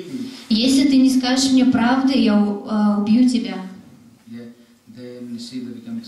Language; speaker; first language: Russian; native; Russian